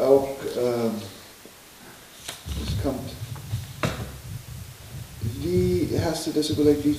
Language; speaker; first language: German; non-native, learner; English